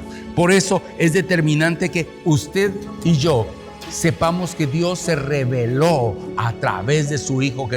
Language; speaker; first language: Spanish; native; Spanish